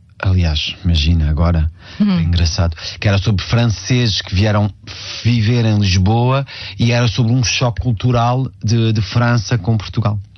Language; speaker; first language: Portuguese; early bilingual, heritage; Portuguese